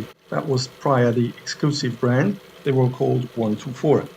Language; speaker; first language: English; non-native, fluent; German